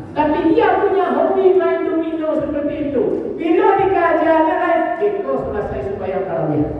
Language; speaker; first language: Indonesian; non-native, local second language; Minangkabau